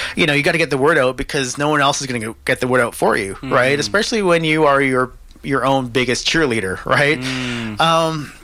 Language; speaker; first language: English; native; English